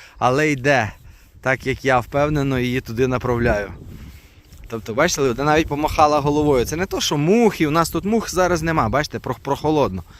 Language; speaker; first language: Ukrainian; non-native, local second language; Russian